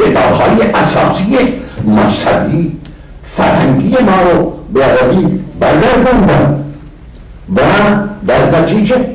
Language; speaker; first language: Persian; non-native, fluent; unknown